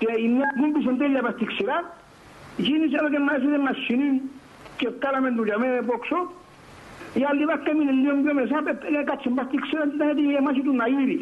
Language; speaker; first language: Greek; native; Greek